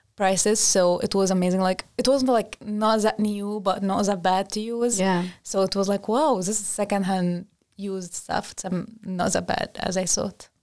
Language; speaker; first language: English; non-native, fluent; Arabic